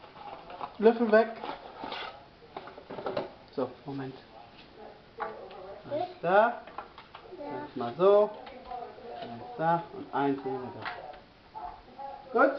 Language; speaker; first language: German; non-native, fluent; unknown